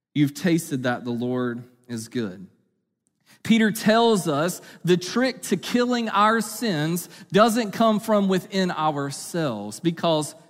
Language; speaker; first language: English; native; English